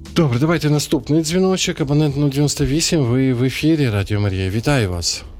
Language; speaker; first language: Ukrainian; non-native, local second language; Russian